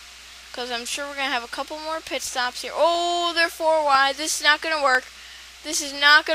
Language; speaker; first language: English; native; English